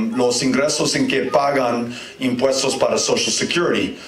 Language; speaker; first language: Spanish; non-native, fluent; English